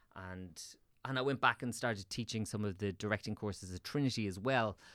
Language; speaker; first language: English; native; English